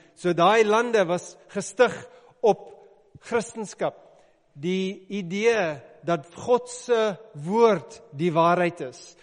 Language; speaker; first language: Afrikaans; non-native, local second language; English